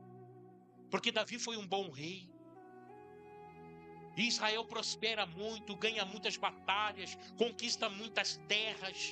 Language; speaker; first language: Portuguese; native; Portuguese